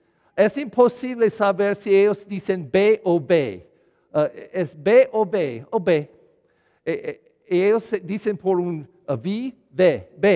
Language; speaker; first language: Spanish; non-native, learner; English